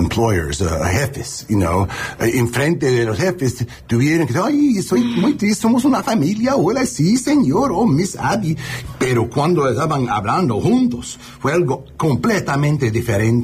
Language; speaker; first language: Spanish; early bilingual, heritage; English